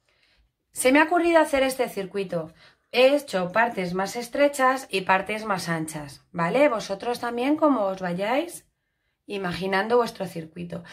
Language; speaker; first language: Spanish; native; Spanish